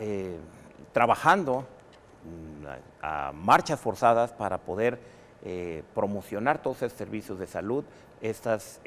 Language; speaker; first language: Spanish; native; Spanish